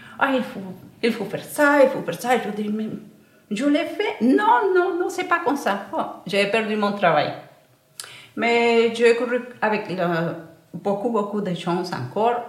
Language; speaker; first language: French; non-native, learner; Spanish